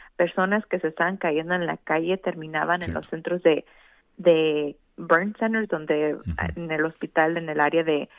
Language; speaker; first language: Spanish; native; Spanish